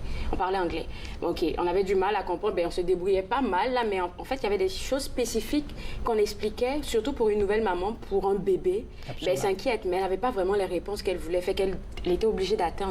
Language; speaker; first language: French; native; French